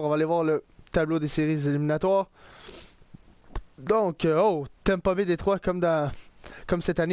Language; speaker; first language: French; native; French